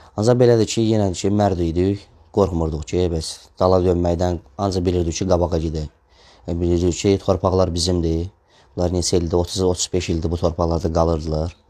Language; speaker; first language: Azerbaijani; non-native, local second language; Russian